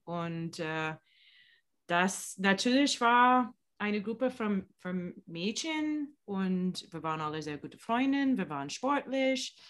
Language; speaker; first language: German; non-native, learner; English